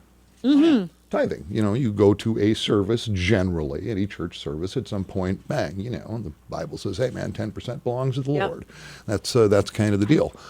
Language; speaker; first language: English; native; English